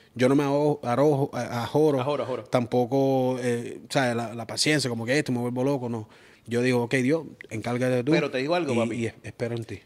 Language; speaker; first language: Spanish; early bilingual, heritage; Spanish